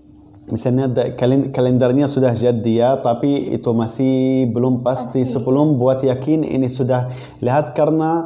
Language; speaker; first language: Indonesian; non-native, learner; Arabic